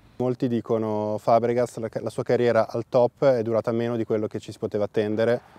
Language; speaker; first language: Italian; native; Italian